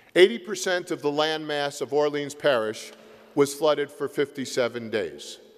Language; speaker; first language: English; native; English